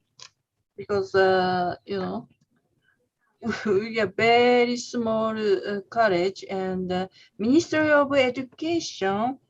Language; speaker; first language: English; non-native, learner; Japanese